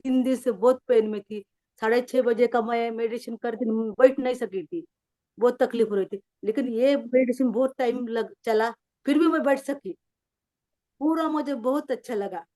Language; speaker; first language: Hindi; non-native, local second language; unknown